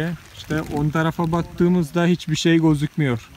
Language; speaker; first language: Turkish; non-native, fluent; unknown